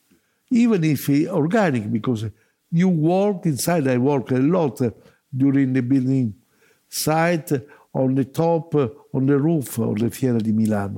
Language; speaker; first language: English; non-native, learner; Italian